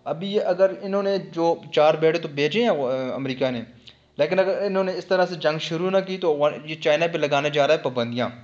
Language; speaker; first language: Hindi; non-native, local second language; Punjabi